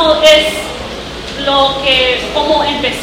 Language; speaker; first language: Spanish; non-native, learner; English